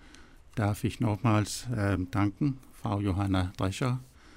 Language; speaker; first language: German; non-native, fluent; Danish